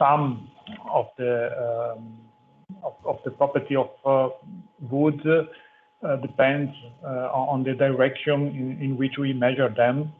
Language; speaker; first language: English; non-native, fluent; Italian